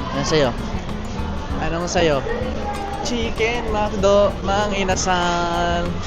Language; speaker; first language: Filipino; non-native, local second language; Cebuano